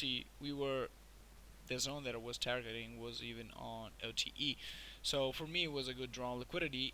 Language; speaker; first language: English; non-native, fluent; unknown